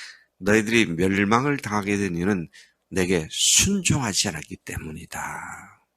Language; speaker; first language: Korean; native; Korean